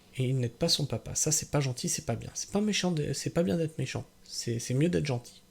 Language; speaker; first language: French; native; French